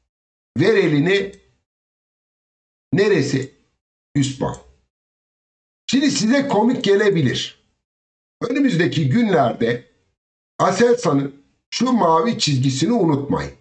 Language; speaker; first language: Turkish; native; Turkish